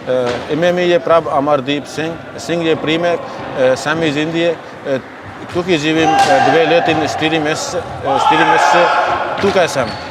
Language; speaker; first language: Slovenian; non-native, learner; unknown